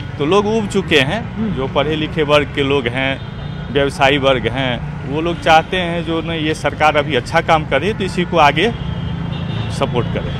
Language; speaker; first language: Hindi; native; Hindi